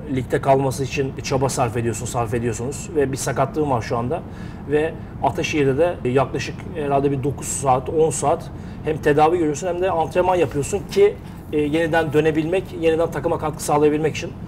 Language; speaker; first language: Turkish; native; Turkish